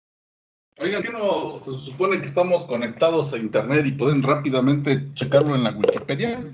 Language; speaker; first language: Spanish; native; Spanish